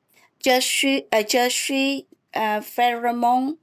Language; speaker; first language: French; non-native, learner; English